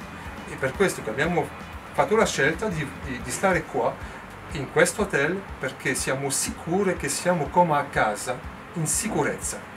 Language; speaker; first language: Italian; non-native, learner; French